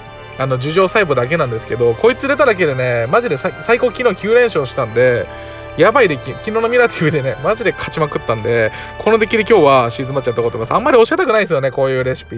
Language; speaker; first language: Japanese; native; Japanese